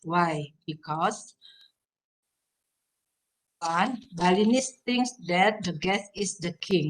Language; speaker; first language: English; non-native, fluent; Indonesian